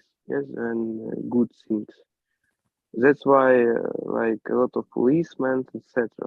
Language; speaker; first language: English; non-native, learner; Ukrainian